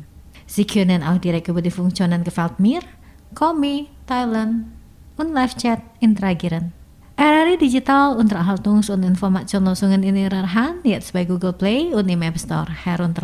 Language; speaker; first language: German; non-native, fluent; Indonesian